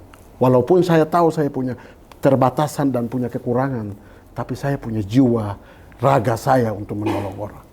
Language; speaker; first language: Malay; non-native, local second language; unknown